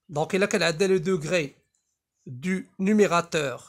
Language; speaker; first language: French; non-native, local second language; Arabic